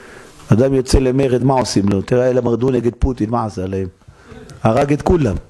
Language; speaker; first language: Hebrew; native; Hebrew